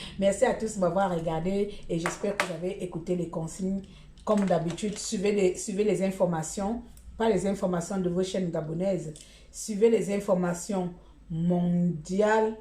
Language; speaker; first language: French; native; French